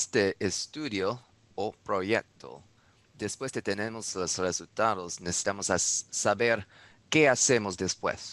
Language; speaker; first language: Spanish; non-native, learner; English